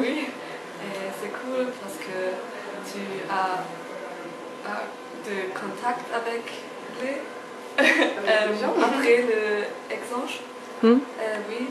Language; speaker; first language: French; non-native, learner; German